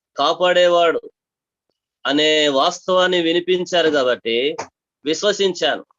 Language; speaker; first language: Telugu; non-native, local second language; Tamil